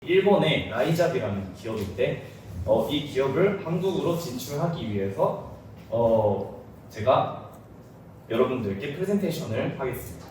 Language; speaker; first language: Korean; non-native, fluent; Japanese